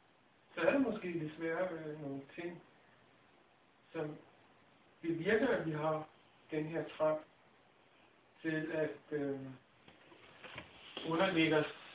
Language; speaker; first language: Danish; native; Danish